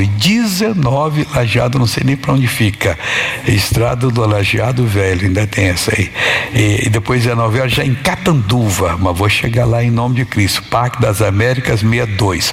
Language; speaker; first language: Portuguese; native; Portuguese